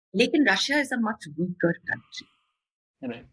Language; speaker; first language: Hindi; non-native, local second language; Bangla